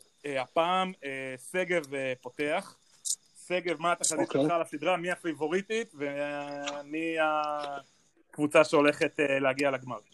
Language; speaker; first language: Hebrew; native; Hebrew